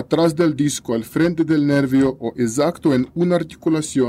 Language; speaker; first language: Spanish; non-native, learner; Russian